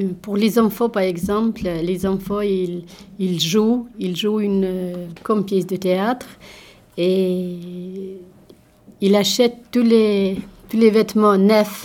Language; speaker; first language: French; non-native, learner; Albanian